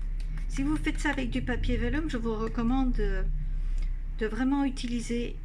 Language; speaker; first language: French; native; French